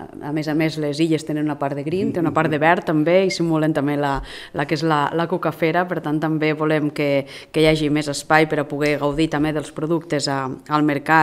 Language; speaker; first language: Catalan; native; Catalan